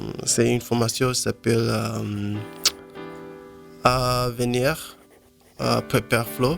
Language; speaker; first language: French; non-native, learner; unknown